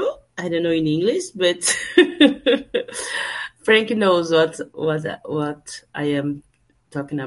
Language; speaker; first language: English; non-native, learner; Portuguese